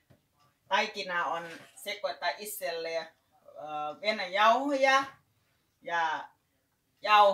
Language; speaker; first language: Finnish; non-native, learner; Thai